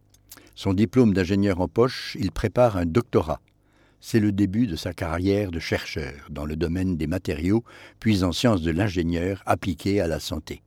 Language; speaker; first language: French; native; French